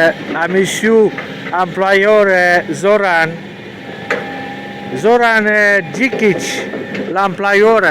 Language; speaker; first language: French; non-native, learner; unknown